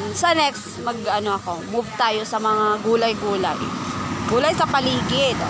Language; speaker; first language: Filipino; non-native, local second language; Cebuano